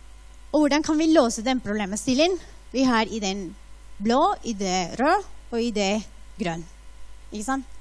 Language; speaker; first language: Norwegian; non-native, fluent; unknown